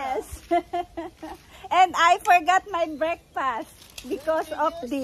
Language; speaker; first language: English; non-native, local second language; Filipino